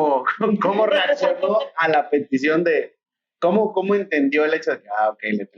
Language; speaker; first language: Spanish; native; Spanish